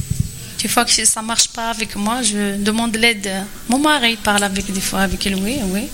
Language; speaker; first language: French; non-native, learner; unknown